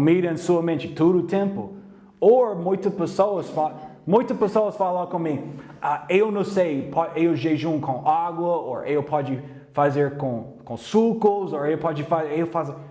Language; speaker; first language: Portuguese; non-native, learner; English